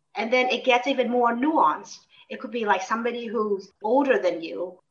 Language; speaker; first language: English; early bilingual, other home language; Vietnamese